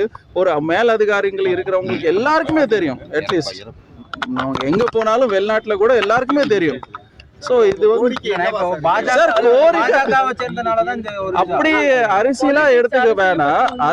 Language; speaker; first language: Tamil; native; Tamil